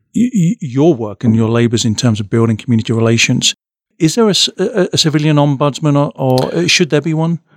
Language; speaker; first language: English; native; English